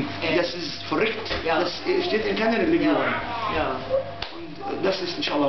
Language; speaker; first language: German; non-native, learner; Arabic